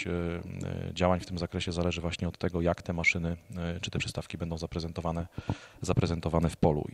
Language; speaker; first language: Polish; native; Polish